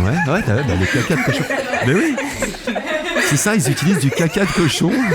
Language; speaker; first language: French; native; French